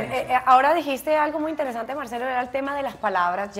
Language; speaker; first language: Spanish; native; Spanish